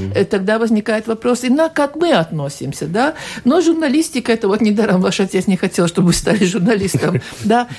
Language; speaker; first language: Russian; non-native, local second language; Latvian